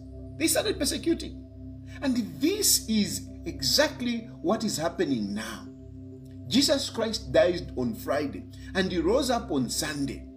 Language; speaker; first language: English; non-native, local second language; Bemba